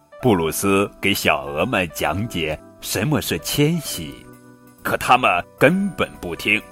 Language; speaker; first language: Chinese; native; Chinese